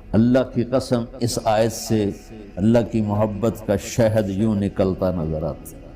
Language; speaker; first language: Urdu; non-native, local second language; Punjabi